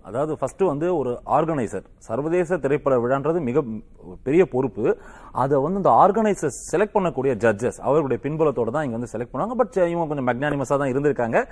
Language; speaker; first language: Tamil; native; Tamil